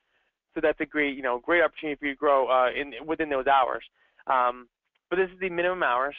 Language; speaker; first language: English; native; English